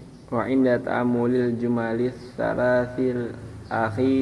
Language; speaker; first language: Arabic; non-native, learner; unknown